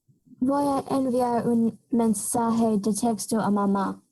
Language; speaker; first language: Spanish; non-native, learner; English